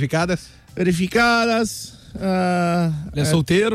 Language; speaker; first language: Spanish; non-native, learner; Portuguese